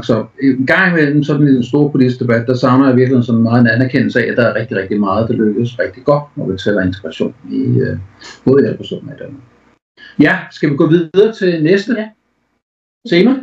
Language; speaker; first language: Danish; native; Danish